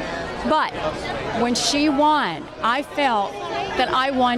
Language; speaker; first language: English; native; English